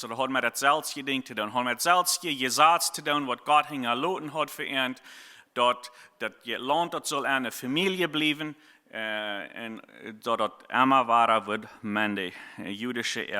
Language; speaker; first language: German; non-native, learner; Plautdietsch